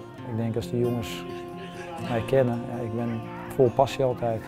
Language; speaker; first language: Dutch; native; Dutch